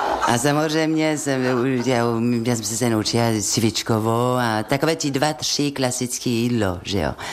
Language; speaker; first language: Czech; non-native, fluent; French